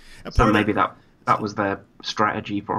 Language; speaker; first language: English; native; English